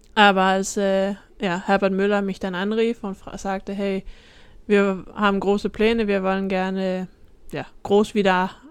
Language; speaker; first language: German; early bilingual, heritage; Danish